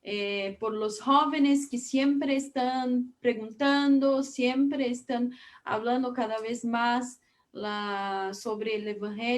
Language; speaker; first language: Spanish; non-native, learner; Portuguese